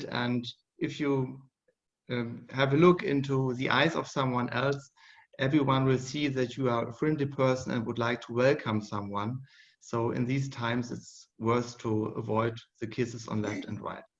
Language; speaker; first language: English; non-native, fluent; German